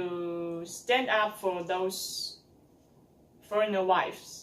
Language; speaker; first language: English; non-native, learner; Chinese